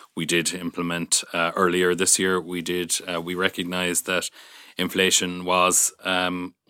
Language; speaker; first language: English; native; English